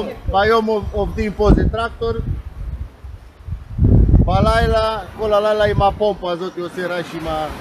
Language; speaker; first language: Hebrew; non-native, learner; Russian